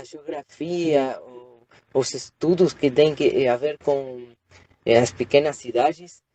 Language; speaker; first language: Portuguese; non-native, fluent; Spanish